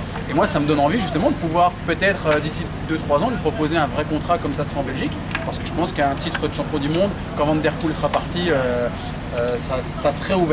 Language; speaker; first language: French; native; French